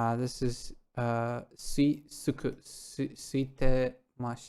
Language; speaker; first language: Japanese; non-native, learner; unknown